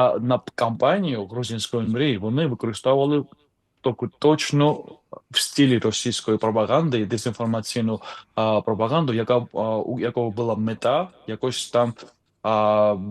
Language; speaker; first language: Ukrainian; non-native, fluent; Georgian